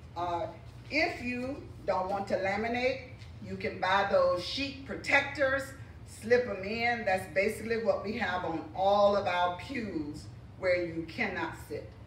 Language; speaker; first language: English; native; English